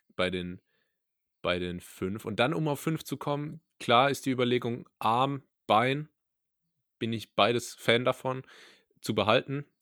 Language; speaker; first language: German; native; German